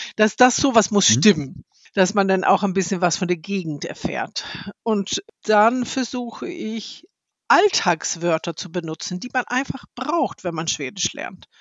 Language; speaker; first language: German; non-native, fluent; Swedish